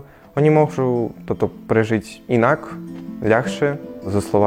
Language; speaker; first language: Slovak; non-native, learner; Ukrainian